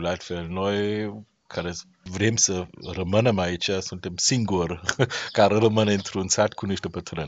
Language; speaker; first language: Romanian; non-native, learner; German